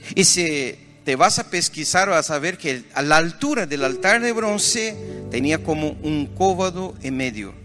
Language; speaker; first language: Spanish; non-native, fluent; Portuguese